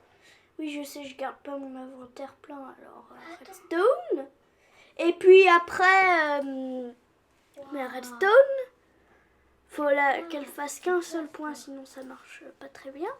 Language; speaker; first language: French; native; French